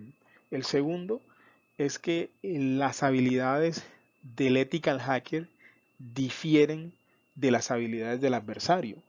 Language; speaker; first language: Spanish; native; Spanish